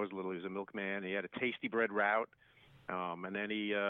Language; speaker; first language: English; native; English